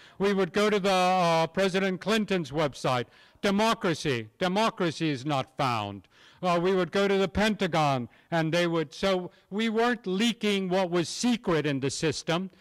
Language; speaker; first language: English; native; English